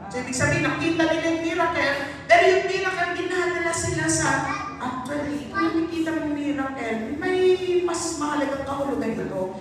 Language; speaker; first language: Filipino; non-native, local second language; Iloko